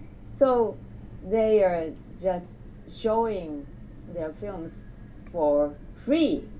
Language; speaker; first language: English; non-native, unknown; Japanese